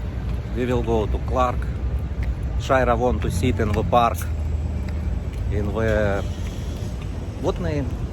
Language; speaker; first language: English; non-native, learner; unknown